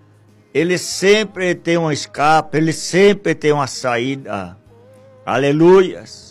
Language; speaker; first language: Portuguese; native; Portuguese